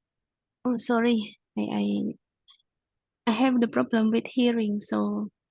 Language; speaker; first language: English; non-native, local second language; Khmer